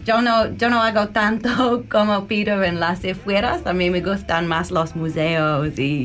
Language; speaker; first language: Spanish; non-native, learner; English